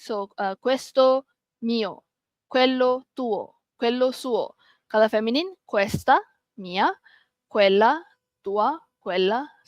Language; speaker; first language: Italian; non-native, learner; Malay